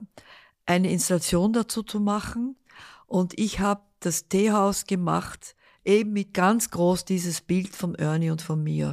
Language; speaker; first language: German; early bilingual, other home language; Dutch